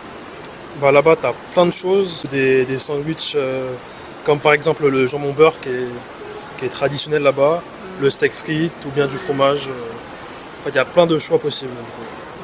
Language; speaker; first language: French; early bilingual, other home language; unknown